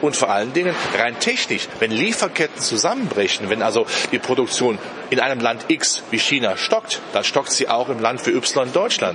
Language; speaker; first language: German; native; German